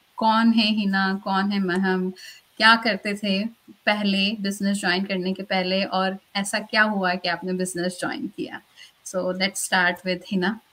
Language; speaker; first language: Hindi; native; Hindi